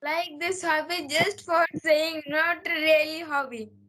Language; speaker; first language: English; non-native, learner; Marathi